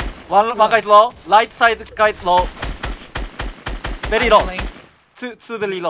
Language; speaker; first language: English; non-native, learner; Japanese